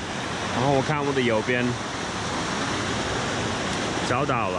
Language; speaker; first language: Chinese; non-native, fluent; English